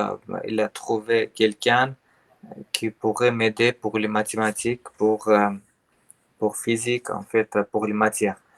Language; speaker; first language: French; non-native, learner; Armenian